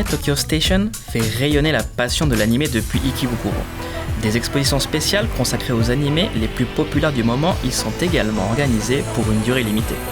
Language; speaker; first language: French; native; French